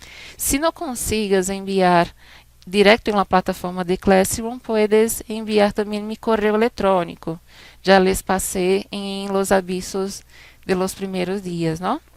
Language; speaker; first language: Spanish; non-native, fluent; Portuguese